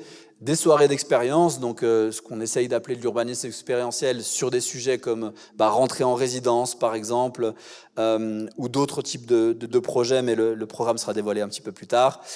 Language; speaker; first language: French; native; French